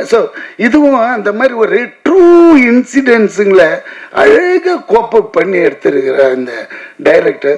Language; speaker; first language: Tamil; native; Tamil